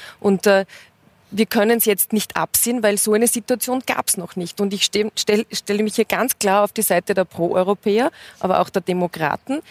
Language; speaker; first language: German; native; German